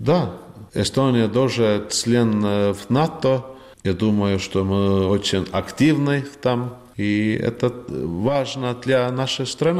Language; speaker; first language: Russian; non-native, learner; Estonian